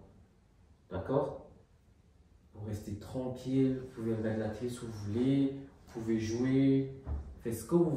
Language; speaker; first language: French; native; French